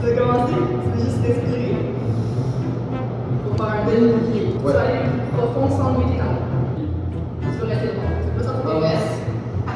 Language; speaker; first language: French; native; French